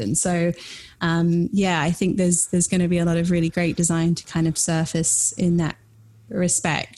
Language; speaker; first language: English; native; English